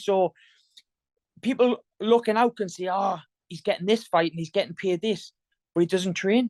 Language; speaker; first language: English; native; English